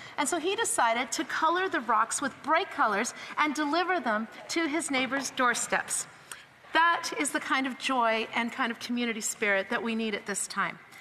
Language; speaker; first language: English; native; English